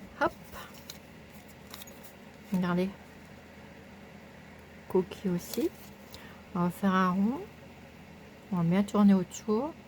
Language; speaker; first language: French; native; French